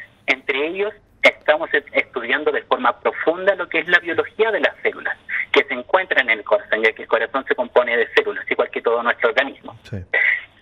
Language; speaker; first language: Spanish; native; Spanish